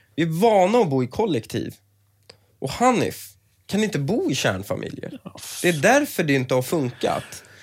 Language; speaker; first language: Swedish; early bilingual, other home language; Persian